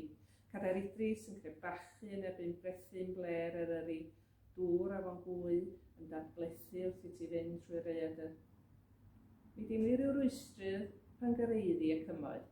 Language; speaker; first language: Welsh; native; Welsh